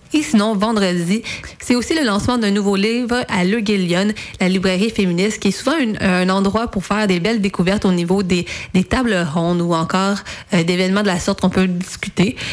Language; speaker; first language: French; native; French